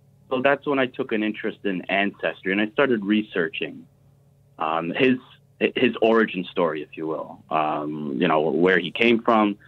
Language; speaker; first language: English; early bilingual, other home language; Portuguese